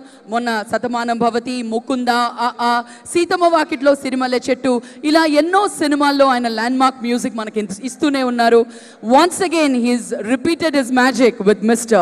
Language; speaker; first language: Telugu; native; Telugu